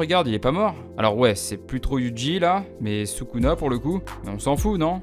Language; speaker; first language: French; native; French